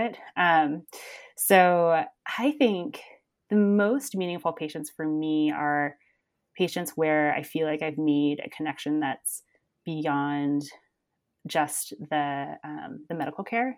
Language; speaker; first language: English; native; English